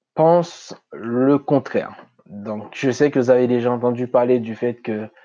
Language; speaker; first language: French; non-native, local second language; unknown